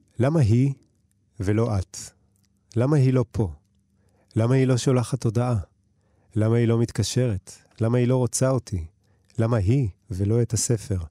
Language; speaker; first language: Hebrew; early bilingual, other home language; Russian